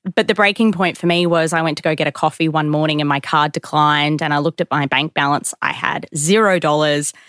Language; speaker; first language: English; native; English